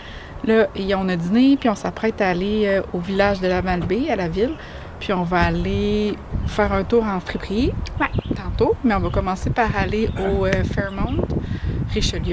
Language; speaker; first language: French; native; French